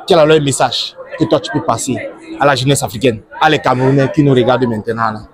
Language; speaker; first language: French; non-native, local second language; English